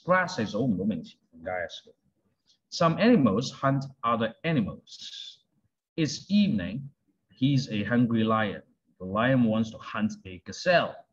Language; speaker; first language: English; non-native, local second language; Cantonese